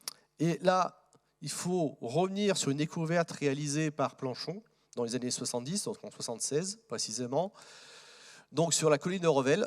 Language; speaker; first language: French; native; French